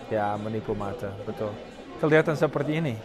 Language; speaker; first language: Indonesian; non-native, fluent; English